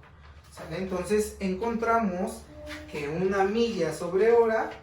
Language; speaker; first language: Spanish; native; Spanish